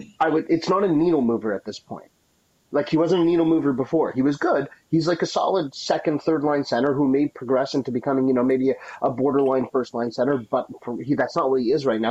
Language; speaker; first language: English; native; English